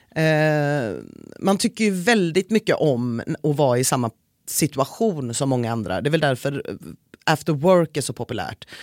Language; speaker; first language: Swedish; native; Swedish